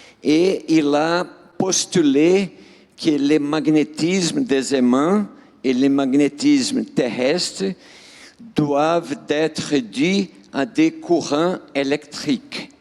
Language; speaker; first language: French; non-native, fluent; Portuguese